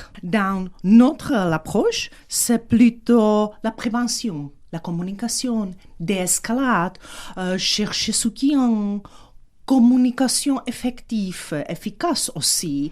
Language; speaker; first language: French; non-native, fluent; Czech